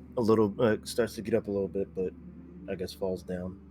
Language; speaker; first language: English; native; English